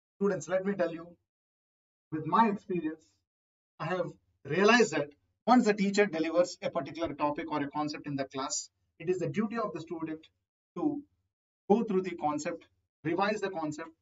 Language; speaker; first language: English; non-native, local second language; Telugu